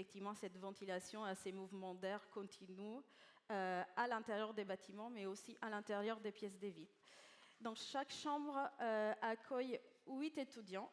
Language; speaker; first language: French; native; French